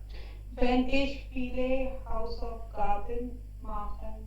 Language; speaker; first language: German; non-native, learner; Hindi